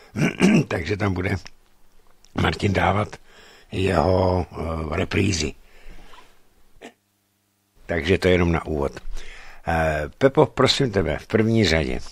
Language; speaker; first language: Czech; native; Czech